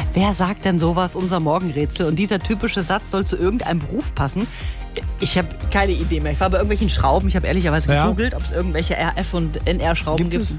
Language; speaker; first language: German; native; German